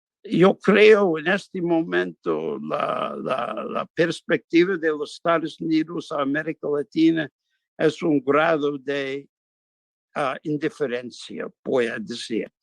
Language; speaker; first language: Spanish; non-native, fluent; English